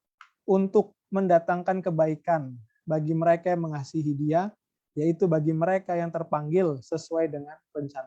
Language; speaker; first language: Indonesian; native; Indonesian